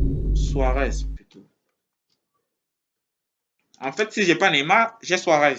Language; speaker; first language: French; native; French